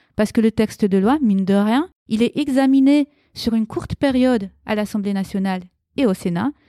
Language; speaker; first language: French; early bilingual, other home language; Romanian